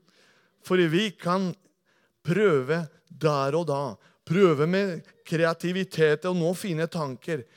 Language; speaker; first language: Norwegian; non-native, fluent; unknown